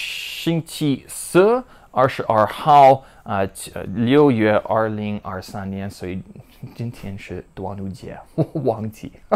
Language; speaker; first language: Chinese; non-native, learner; English